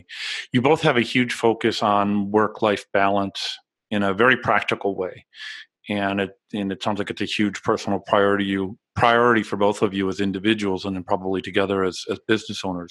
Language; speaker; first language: English; native; English